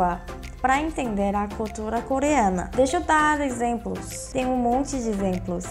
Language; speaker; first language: Portuguese; non-native, fluent; Korean